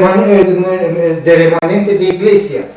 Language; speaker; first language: Spanish; non-native, learner; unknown